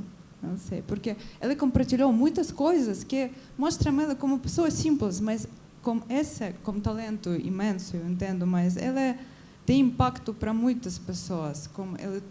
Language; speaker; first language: Portuguese; non-native, learner; Ukrainian